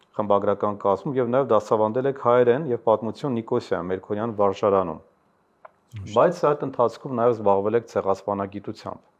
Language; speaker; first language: Armenian; native; Armenian